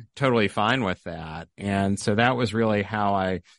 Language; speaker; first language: English; native; English